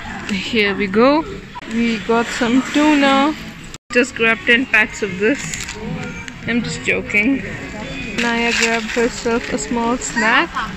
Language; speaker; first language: English; non-native, local second language; Hindi